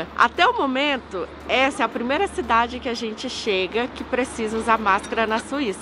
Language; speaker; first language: Portuguese; native; Portuguese